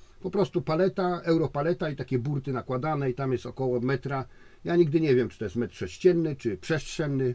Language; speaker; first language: Polish; native; Polish